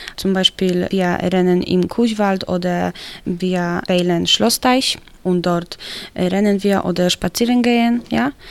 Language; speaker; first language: German; non-native, learner; Polish